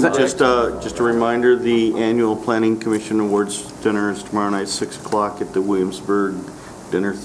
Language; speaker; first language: English; native; English